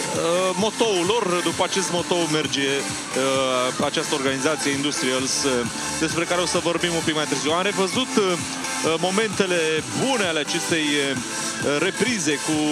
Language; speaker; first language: Romanian; native; Romanian